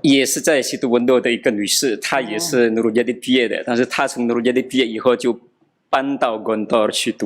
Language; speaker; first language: Chinese; non-native, fluent; Madurese